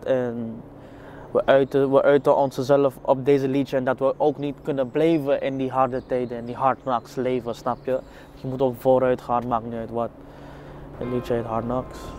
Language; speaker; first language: Dutch; non-native, fluent; English